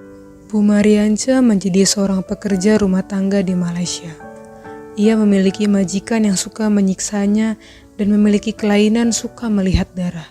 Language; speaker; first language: Indonesian; native; Indonesian